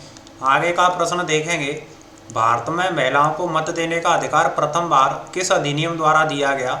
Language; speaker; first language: Hindi; native; Hindi